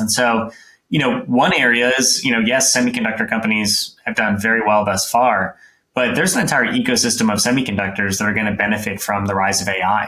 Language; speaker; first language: English; native; English